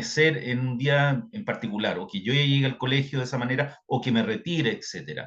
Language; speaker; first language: Spanish; native; Spanish